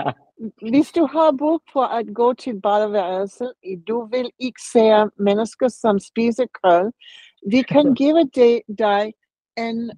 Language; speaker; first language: Danish; non-native, learner; English